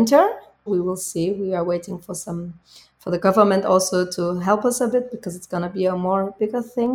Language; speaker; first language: English; non-native, fluent; German